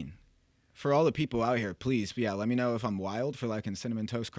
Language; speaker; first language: English; native; English